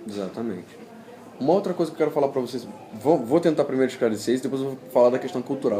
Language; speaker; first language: Portuguese; native; Portuguese